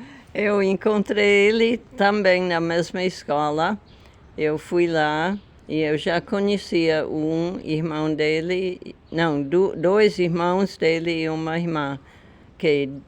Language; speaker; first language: Portuguese; non-native, fluent; English